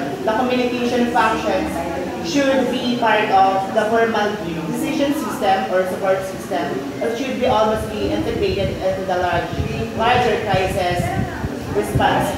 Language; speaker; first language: English; non-native, local second language; Filipino